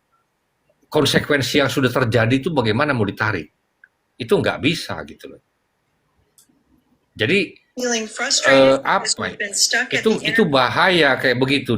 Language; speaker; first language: Indonesian; native; Indonesian